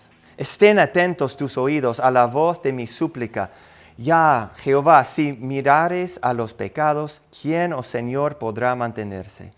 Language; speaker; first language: Spanish; non-native, fluent; English